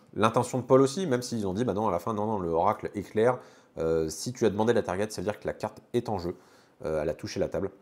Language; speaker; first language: French; native; French